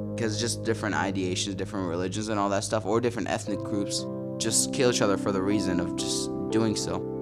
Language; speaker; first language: English; early bilingual, other home language; Arabic